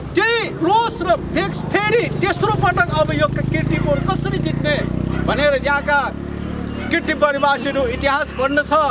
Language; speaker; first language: Nepali; non-native, local second language; Newari